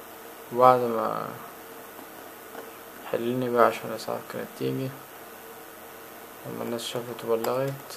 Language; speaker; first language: Arabic; native; Arabic